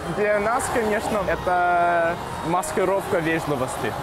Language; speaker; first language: Russian; non-native, fluent; English